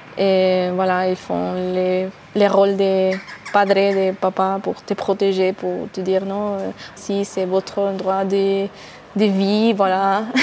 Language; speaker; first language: French; non-native, fluent; Spanish